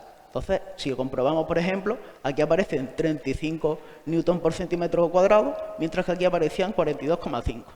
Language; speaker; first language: Spanish; native; Spanish